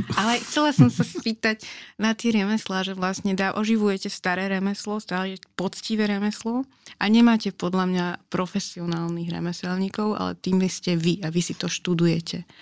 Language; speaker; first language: Slovak; native; Slovak